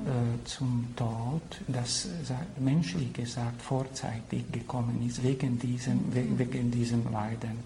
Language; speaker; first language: German; non-native, fluent; Slovak